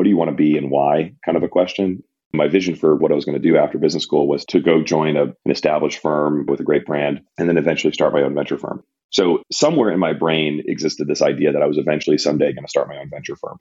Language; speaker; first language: English; native; English